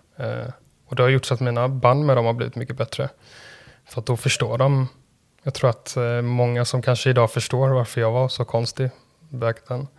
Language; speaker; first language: Swedish; native; Swedish